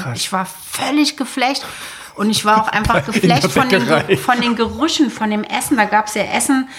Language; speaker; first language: German; native; German